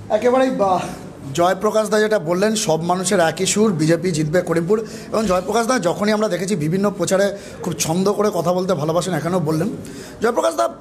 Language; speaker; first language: Bangla; native; Bangla